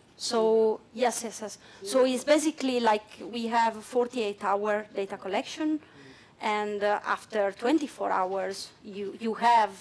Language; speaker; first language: English; non-native, fluent; Italian